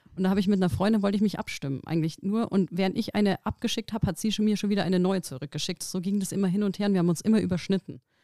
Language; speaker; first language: German; native; German